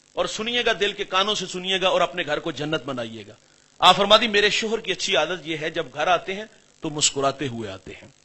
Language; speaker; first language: Urdu; non-native, local second language; Punjabi